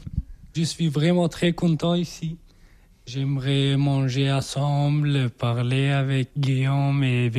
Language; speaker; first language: French; non-native, learner; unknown